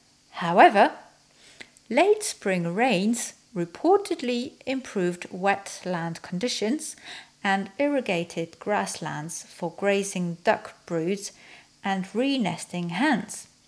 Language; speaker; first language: English; non-native, fluent; French